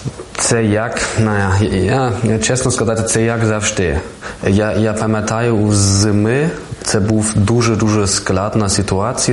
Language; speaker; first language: Ukrainian; non-native, learner; German